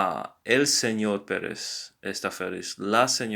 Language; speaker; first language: Spanish; non-native, learner; English